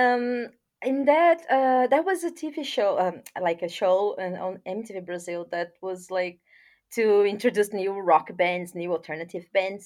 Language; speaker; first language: English; non-native, fluent; Portuguese